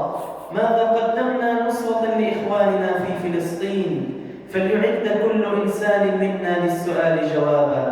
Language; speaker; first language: Arabic; native; Arabic